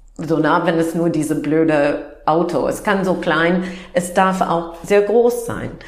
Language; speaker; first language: German; non-native, fluent; English